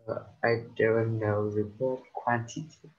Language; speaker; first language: English; non-native, learner; Vietnamese